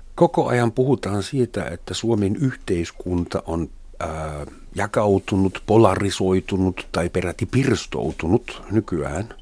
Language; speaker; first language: Finnish; non-native, fluent; German